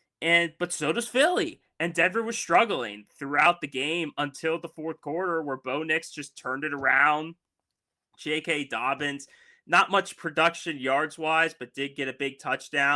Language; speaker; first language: English; native; English